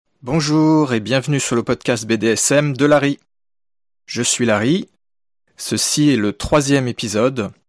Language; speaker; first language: French; native; French